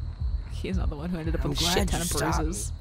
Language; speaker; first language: English; native; English